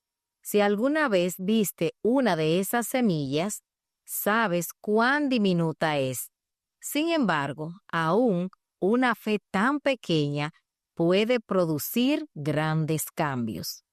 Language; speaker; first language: Spanish; native; Spanish